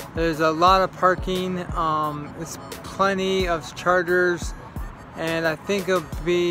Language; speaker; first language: English; non-native, fluent; Ukrainian